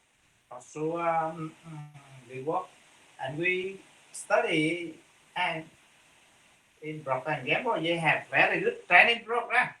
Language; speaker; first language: English; non-native, fluent; Vietnamese